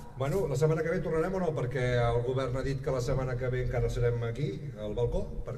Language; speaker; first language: Catalan; native; Catalan